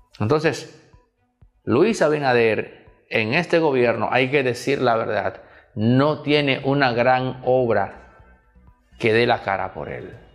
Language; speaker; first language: Spanish; native; Spanish